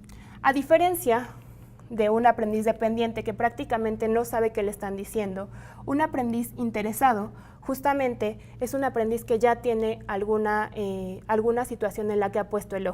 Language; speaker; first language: Spanish; native; Spanish